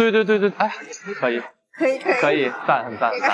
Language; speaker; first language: Chinese; native; Chinese